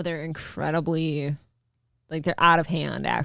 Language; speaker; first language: English; native; English